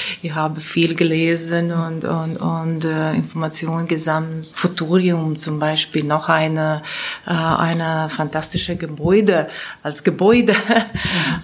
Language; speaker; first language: German; non-native, learner; Latvian